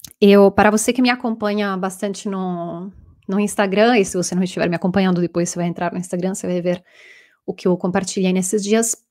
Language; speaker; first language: Portuguese; non-native, fluent; Italian